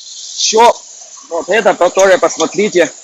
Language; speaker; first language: Russian; non-native, fluent; Chinese